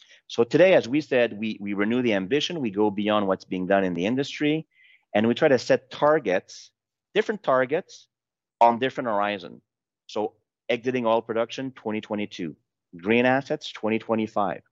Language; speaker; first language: English; non-native, fluent; French